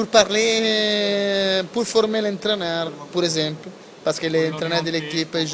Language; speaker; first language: French; non-native, learner; Italian